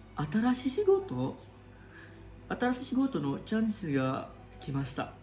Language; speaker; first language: Japanese; non-native, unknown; Indonesian